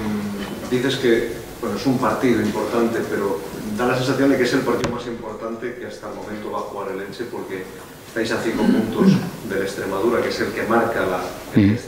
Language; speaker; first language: Spanish; native; Spanish